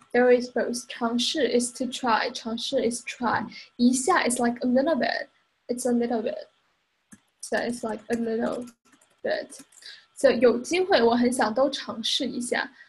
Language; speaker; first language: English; non-native, fluent; Chinese